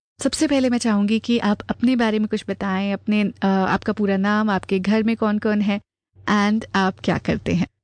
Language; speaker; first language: Hindi; native; Hindi